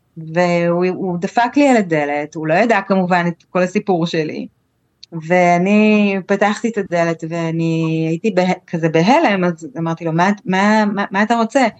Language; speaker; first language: Hebrew; native; Hebrew